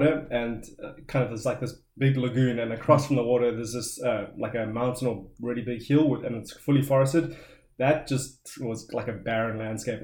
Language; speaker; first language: English; native; English